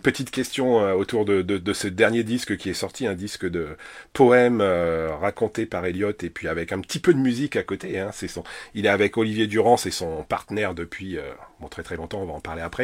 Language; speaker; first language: French; native; French